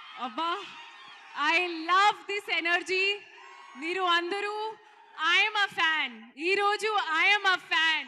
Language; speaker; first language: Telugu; non-native, learner; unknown